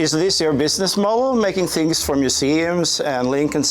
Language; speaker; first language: English; non-native, fluent; Norwegian